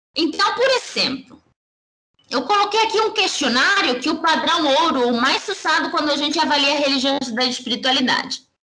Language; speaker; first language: Portuguese; early bilingual, heritage; Spanish